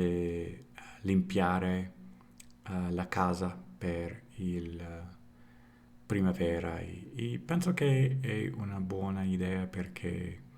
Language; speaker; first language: Italian; non-native, learner; English